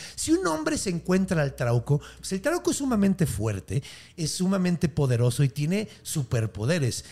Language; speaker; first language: Spanish; native; Spanish